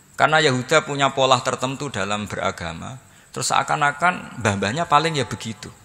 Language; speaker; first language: Indonesian; non-native, local second language; Javanese